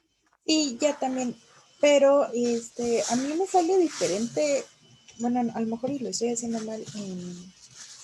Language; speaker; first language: Spanish; native; Spanish